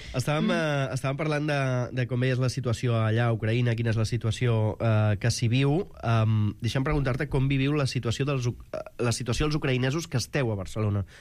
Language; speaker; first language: Catalan; native; Catalan